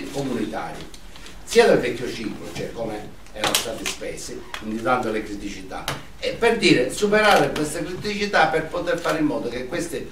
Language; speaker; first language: Italian; native; Italian